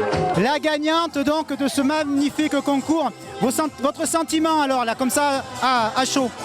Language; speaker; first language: French; native; French